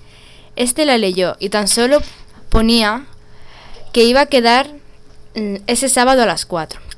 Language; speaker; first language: Spanish; native; Spanish